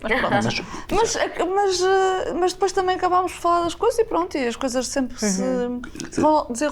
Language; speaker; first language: Portuguese; native; Portuguese